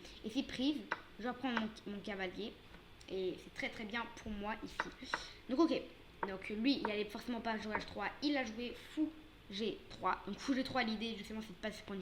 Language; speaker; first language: French; native; French